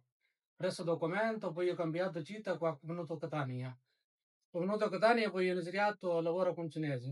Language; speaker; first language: Italian; non-native, learner; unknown